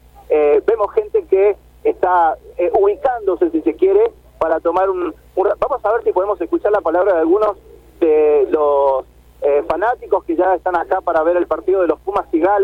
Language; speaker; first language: Spanish; native; Spanish